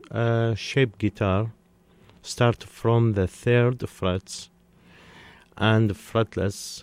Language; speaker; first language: English; non-native, learner; Arabic